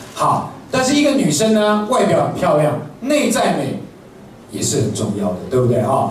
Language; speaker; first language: Chinese; native; Chinese